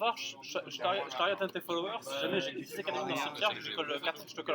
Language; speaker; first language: French; native; French